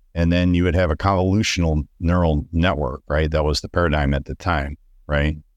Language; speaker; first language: English; native; English